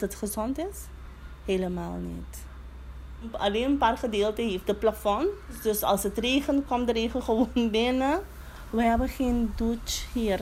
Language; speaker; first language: Dutch; non-native, local second language; Papiamento